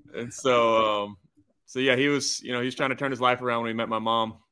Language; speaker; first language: English; native; English